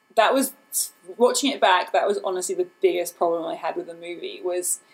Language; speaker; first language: English; native; English